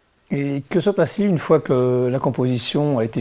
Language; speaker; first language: French; native; French